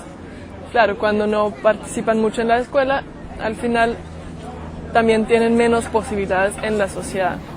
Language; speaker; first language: Spanish; non-native, fluent; German